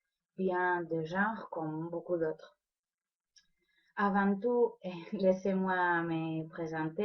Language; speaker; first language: French; non-native, fluent; Spanish